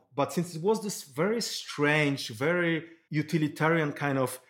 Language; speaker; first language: English; non-native, fluent; Polish